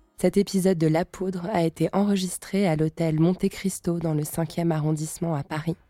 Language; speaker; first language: French; native; French